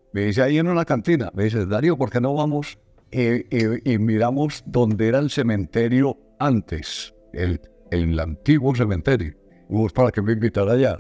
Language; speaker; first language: Spanish; native; Spanish